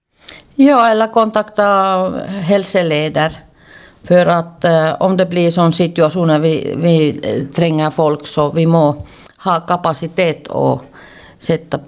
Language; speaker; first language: Swedish; non-native, local second language; Finnish